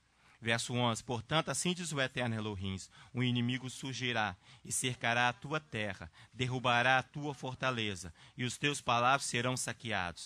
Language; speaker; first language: Portuguese; native; Portuguese